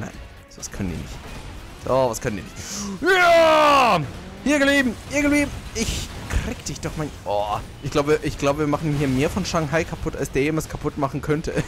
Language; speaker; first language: German; native; German